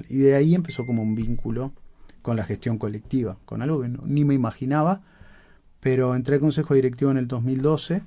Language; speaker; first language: Spanish; native; Spanish